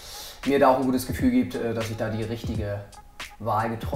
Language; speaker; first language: German; native; German